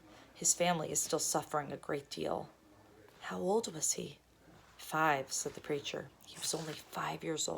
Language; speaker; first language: English; native; English